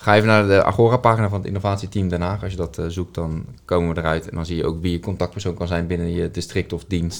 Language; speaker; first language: Dutch; native; Dutch